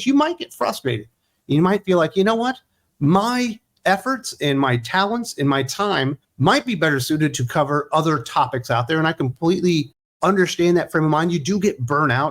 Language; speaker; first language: English; native; English